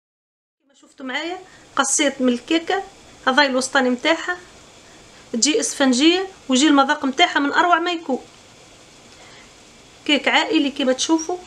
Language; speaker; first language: Arabic; native; Arabic